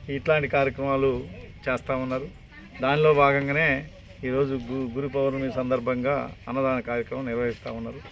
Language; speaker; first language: Telugu; native; Telugu